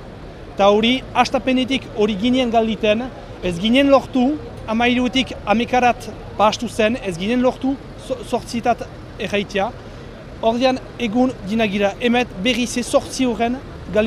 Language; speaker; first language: Basque; native; Basque